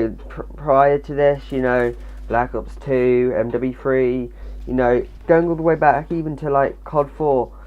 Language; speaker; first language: English; native; English